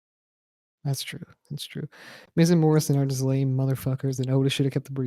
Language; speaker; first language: English; native; English